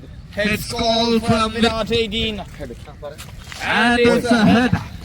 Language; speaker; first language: English; non-native, local second language; Malayalam